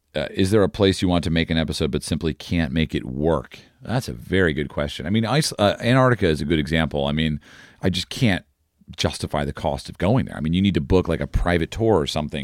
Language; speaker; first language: English; native; English